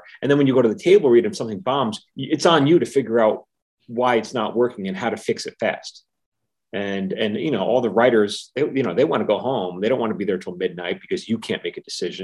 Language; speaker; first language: English; native; English